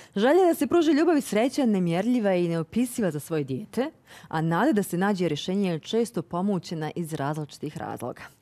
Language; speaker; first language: Bosnian; native; Bosnian